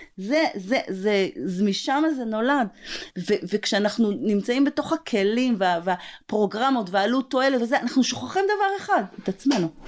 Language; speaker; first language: Hebrew; native; Hebrew